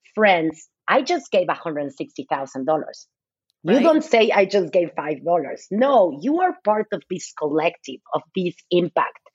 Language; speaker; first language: English; non-native, fluent; Spanish